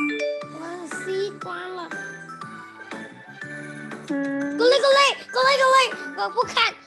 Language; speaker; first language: Chinese; non-native, learner; Vietnamese